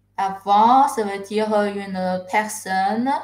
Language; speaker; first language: French; non-native, fluent; Chinese